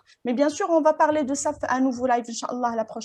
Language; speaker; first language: French; non-native, local second language; Arabic